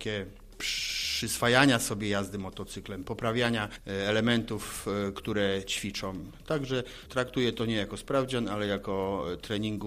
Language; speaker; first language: Polish; native; Polish